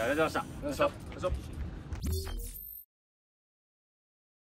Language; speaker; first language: Japanese; native; Japanese